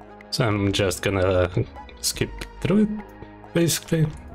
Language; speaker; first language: English; non-native, learner; Russian